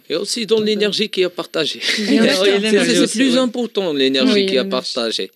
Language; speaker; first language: French; non-native, local second language; Arabic